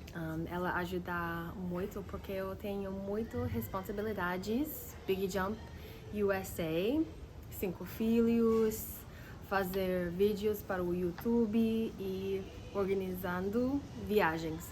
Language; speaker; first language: Portuguese; non-native, learner; English